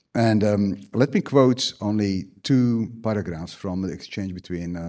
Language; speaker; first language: English; non-native, fluent; Slovak